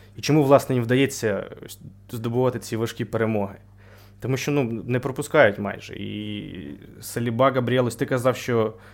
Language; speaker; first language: Ukrainian; native; Ukrainian